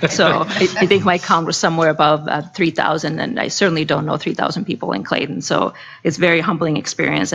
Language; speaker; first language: English; non-native, fluent; Finnish